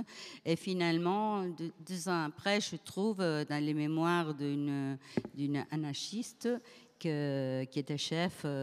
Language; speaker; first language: French; non-native, fluent; Spanish